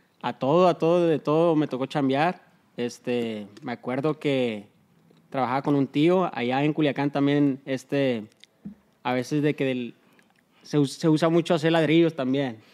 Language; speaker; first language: Spanish; early bilingual, heritage; Spanish